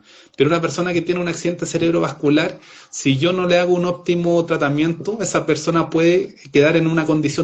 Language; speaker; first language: Spanish; native; Spanish